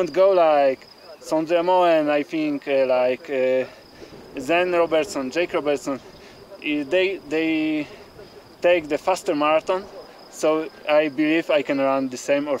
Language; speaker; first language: English; non-native, learner; Polish